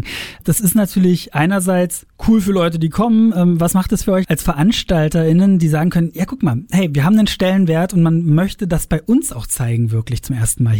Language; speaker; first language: German; native; German